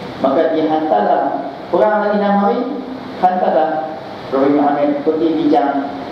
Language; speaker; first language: Malay; native; Malay